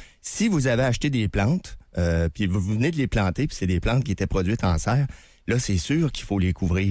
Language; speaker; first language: French; native; French